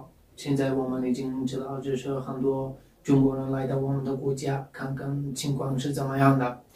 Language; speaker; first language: Chinese; non-native, fluent; Pashto